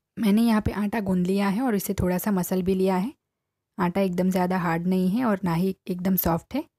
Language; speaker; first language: Hindi; non-native, local second language; Gujarati